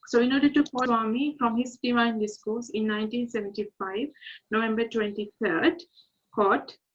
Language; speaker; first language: English; non-native, local second language; Sinhala